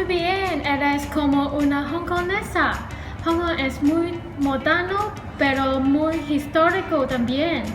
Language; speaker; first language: Spanish; non-native, learner; Cantonese